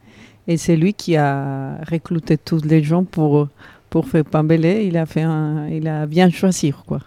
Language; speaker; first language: French; non-native, fluent; Spanish